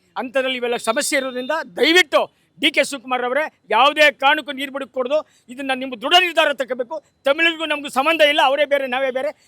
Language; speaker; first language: Kannada; native; Kannada